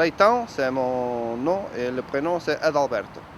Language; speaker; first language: French; non-native, fluent; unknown